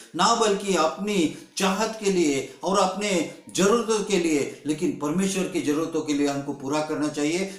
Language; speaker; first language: Hindi; non-native, local second language; Kannada